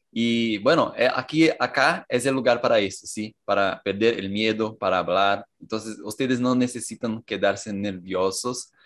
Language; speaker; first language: Spanish; non-native, fluent; Portuguese